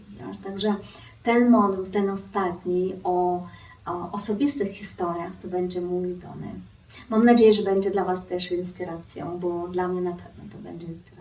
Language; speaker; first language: Polish; non-native, fluent; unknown